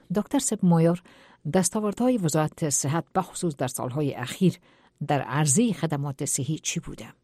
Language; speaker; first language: Persian; native; Persian